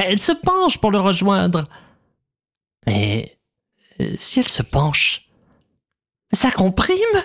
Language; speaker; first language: French; native; French